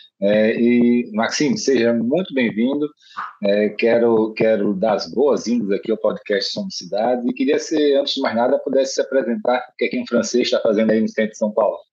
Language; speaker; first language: Portuguese; native; Portuguese